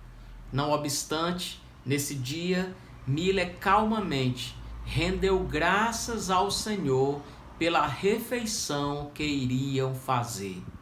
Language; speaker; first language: Portuguese; native; Portuguese